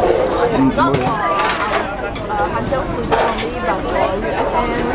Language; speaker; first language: English; non-native, local second language; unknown